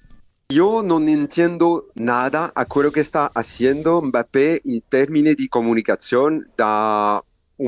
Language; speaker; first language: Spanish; non-native, learner; French